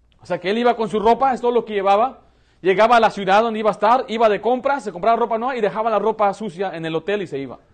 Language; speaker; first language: Spanish; early bilingual, heritage; Spanish